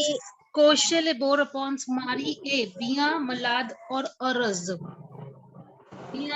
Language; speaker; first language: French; non-native, fluent; Hindi